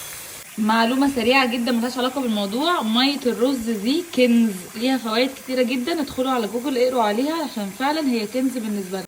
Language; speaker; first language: Arabic; native; Arabic